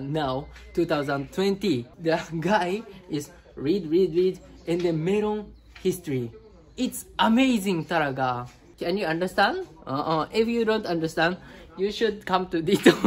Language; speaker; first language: English; non-native, learner; Japanese